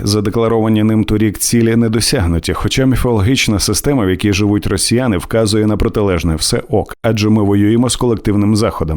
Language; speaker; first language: Ukrainian; native; Ukrainian